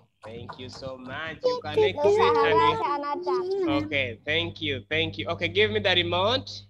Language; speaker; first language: English; non-native, fluent; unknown